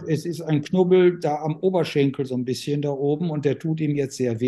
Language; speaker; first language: German; native; German